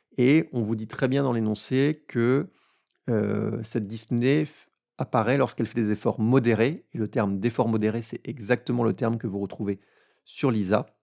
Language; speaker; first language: French; native; French